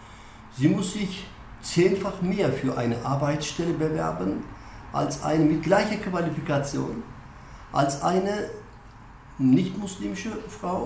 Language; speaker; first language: German; non-native, fluent; Turkish